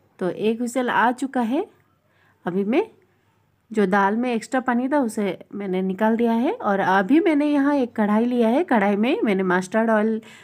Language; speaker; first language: Hindi; non-native, local second language; Bangla